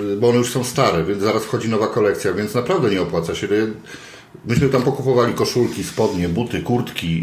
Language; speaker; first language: Polish; native; Polish